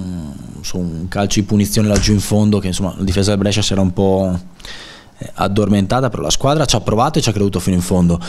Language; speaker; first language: Italian; native; Italian